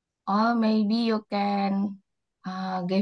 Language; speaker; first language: English; non-native, learner; Indonesian